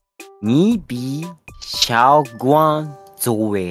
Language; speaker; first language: Chinese; non-native, learner; Japanese